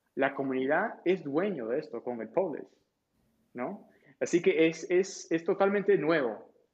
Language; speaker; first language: Spanish; early bilingual, heritage; Spanish